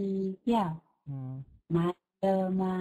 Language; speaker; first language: Chinese; non-native, learner; Indonesian